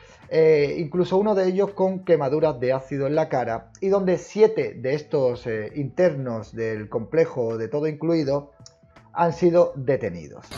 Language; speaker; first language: Spanish; native; Spanish